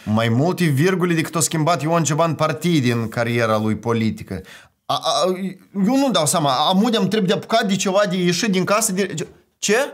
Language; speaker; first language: Romanian; native; Romanian